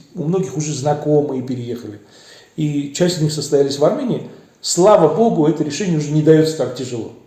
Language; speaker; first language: Russian; early bilingual, other home language; Armenian